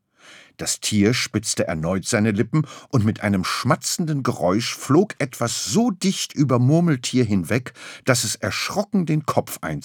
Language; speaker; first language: German; native; German